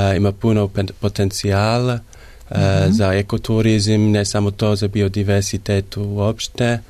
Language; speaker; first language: Serbian; non-native, learner; English